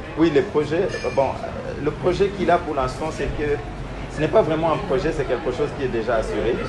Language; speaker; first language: French; non-native, fluent; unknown